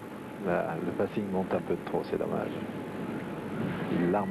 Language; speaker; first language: French; native; French